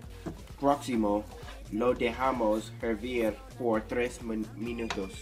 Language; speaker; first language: Spanish; non-native, learner; English